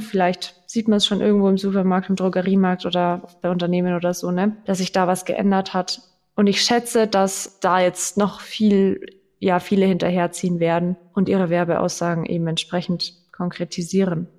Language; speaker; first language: German; native; German